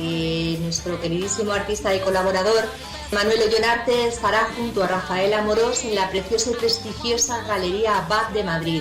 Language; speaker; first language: Spanish; native; Spanish